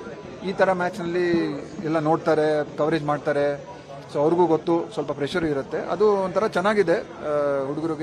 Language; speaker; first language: Kannada; non-native, local second language; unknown